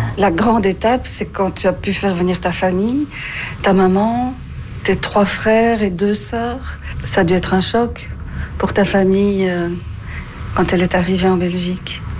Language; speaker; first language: French; native; French